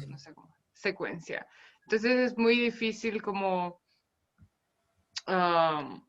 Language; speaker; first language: Spanish; non-native, fluent; Romanian